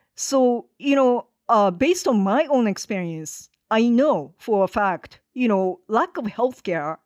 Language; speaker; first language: English; non-native, fluent; Japanese